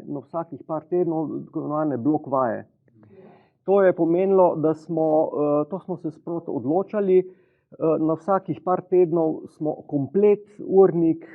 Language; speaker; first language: Slovenian; native; Slovenian